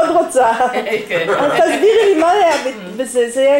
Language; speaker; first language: Hebrew; non-native, fluent; English